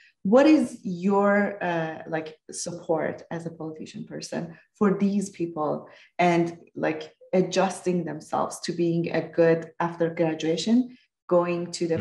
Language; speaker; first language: English; non-native, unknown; Persian